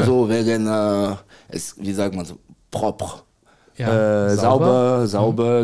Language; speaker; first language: German; non-native, fluent; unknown